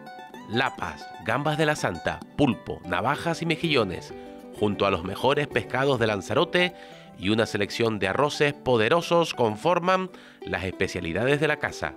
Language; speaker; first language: Spanish; native; Spanish